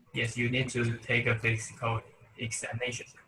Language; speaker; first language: English; non-native, learner; Chinese